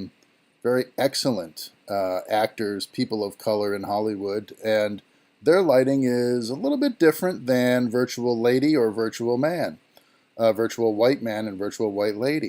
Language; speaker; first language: English; native; English